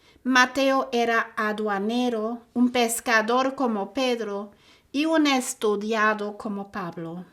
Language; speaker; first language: Spanish; non-native, fluent; German